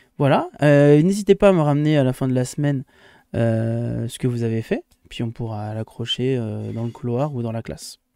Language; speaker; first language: French; native; French